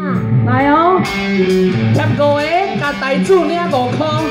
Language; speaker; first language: Chinese; native; Chinese